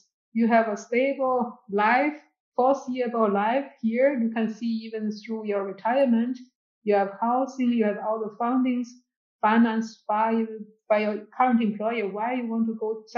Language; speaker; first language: English; non-native, fluent; Chinese